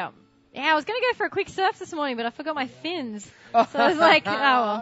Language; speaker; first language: English; native; English